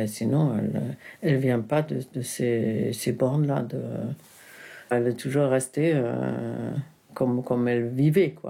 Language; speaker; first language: French; non-native, fluent; Spanish